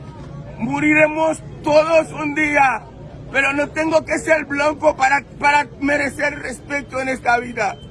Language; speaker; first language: Spanish; non-native, fluent; Haitian Creole